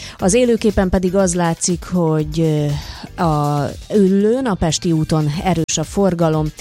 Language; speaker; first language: Hungarian; native; Hungarian